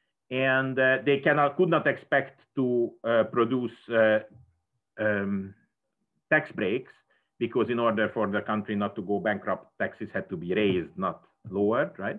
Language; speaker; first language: English; non-native, fluent; Hungarian